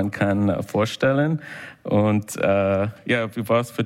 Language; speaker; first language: German; non-native, learner; English